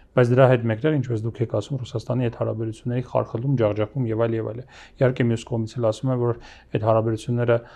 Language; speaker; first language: Armenian; native; Armenian